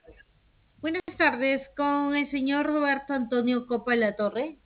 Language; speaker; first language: Spanish; native; Spanish